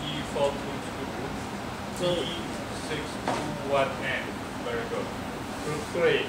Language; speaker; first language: English; non-native, fluent; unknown